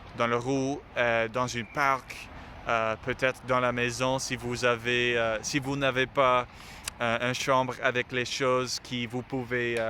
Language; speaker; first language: French; non-native, learner; English